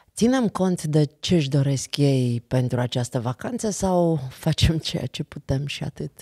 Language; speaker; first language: Romanian; native; Romanian